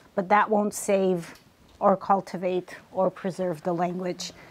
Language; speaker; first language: English; early bilingual, other home language; Armenian